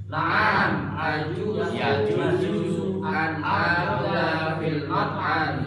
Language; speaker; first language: Arabic; non-native, learner; Indonesian